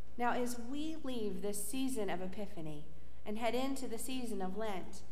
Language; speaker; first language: English; native; English